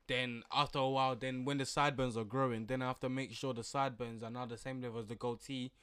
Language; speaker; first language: English; early bilingual, other home language; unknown